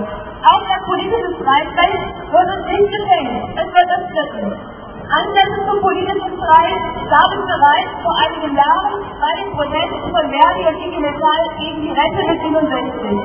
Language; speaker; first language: German; native; German